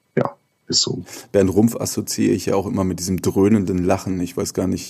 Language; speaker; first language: German; native; German